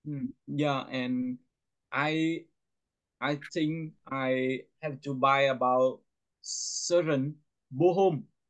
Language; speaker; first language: English; non-native, learner; Vietnamese